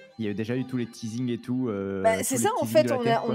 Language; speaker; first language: French; native; French